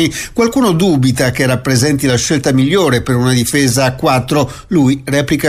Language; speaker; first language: Italian; native; Italian